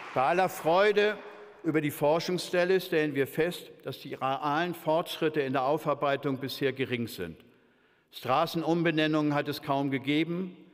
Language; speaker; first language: German; native; German